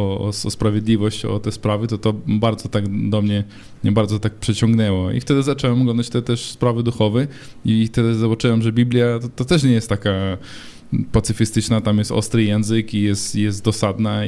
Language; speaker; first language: Polish; non-native, fluent; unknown